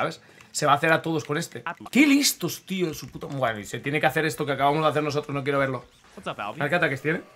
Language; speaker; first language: Spanish; native; Spanish